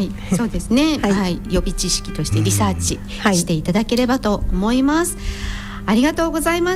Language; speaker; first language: Japanese; native; Japanese